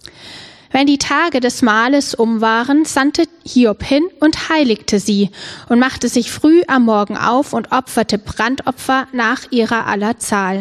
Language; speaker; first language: German; native; German